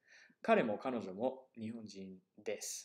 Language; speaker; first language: Japanese; non-native, fluent; English